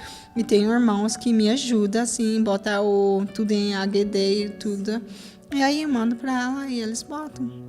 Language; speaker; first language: Portuguese; non-native, fluent; English